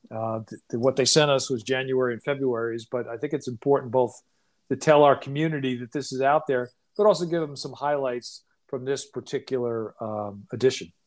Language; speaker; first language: English; native; English